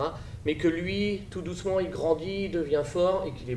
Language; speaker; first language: French; native; French